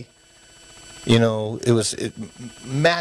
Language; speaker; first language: English; native; English